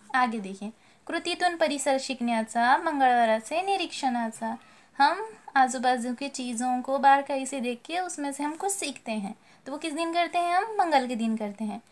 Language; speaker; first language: Urdu; native; Urdu